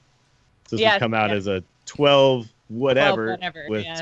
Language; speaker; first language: English; native; English